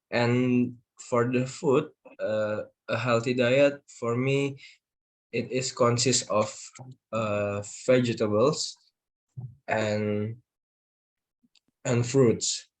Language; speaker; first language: English; non-native, learner; Indonesian